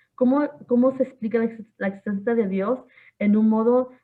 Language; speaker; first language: Spanish; early bilingual, heritage; Spanish